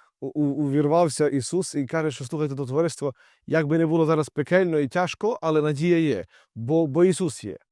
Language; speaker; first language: Ukrainian; native; Ukrainian